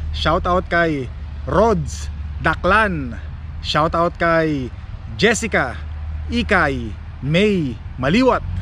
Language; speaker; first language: Filipino; native; Filipino